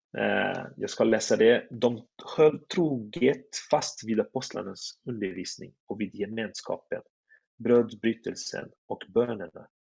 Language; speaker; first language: Swedish; non-native, fluent; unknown